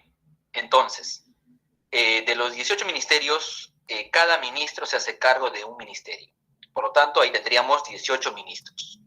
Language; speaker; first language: Spanish; native; Spanish